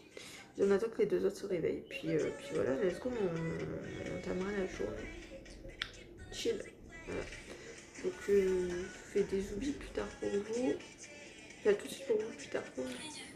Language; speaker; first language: French; native; French